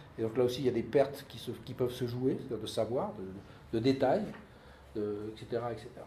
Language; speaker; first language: French; native; French